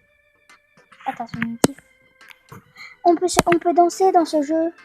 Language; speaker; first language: French; native; French